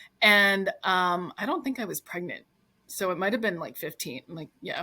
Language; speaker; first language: English; native; English